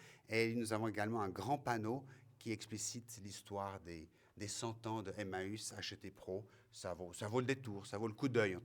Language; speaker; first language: French; native; French